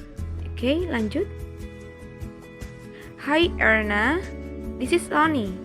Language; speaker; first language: English; non-native, fluent; Indonesian